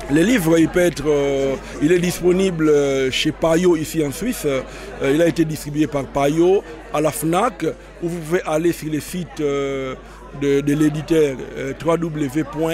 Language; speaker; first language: French; non-native, local second language; Lingala